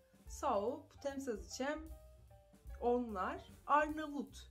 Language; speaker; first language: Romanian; non-native, fluent; Turkish